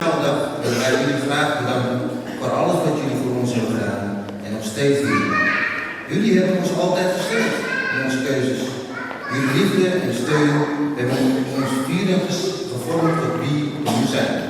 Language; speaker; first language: Dutch; early bilingual, other home language; Tamil